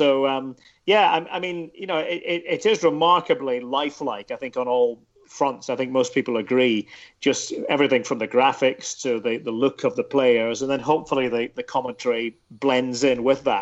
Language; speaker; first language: English; native; English